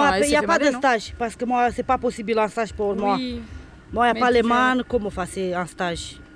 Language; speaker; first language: French; non-native, learner; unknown